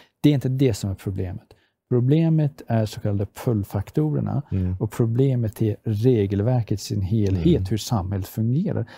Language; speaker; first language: Swedish; non-native, fluent; Persian